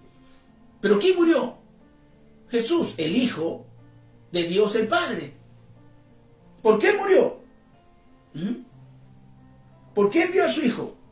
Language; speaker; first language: Spanish; native; Spanish